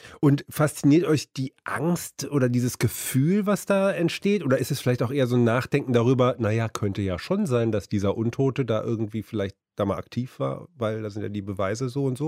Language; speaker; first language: German; native; German